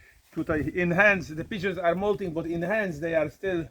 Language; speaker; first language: English; non-native, learner; Polish